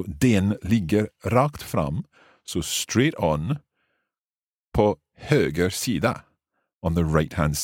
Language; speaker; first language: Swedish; non-native, learner; English